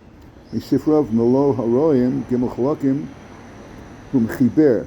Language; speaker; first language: Hebrew; non-native, fluent; English